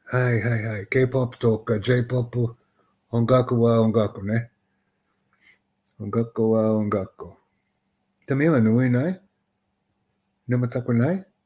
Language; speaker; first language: Japanese; non-native, learner; English